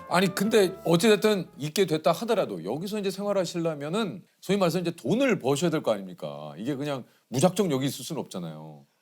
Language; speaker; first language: Korean; native; Korean